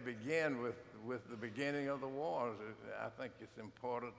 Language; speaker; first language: English; native; English